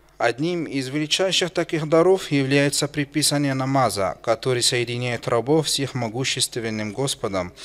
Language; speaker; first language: Russian; non-native, fluent; Arabic